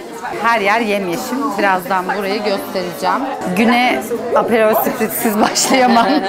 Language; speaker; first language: Turkish; native; Turkish